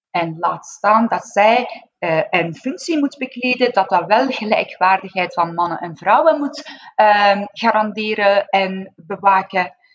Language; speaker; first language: Dutch; non-native, fluent; Persian